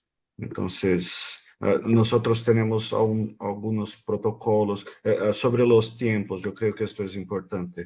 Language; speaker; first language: Spanish; non-native, fluent; Portuguese